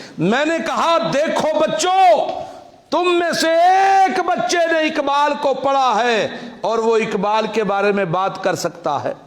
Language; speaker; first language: Urdu; non-native, local second language; Punjabi